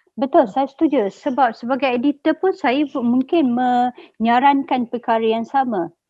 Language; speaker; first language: Malay; native; Malay